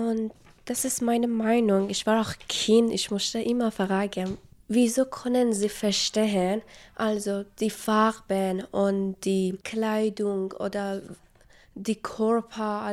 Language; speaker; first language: German; non-native, learner; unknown